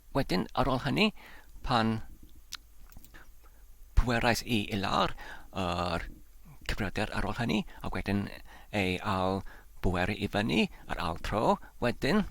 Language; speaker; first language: Welsh; non-native, learner; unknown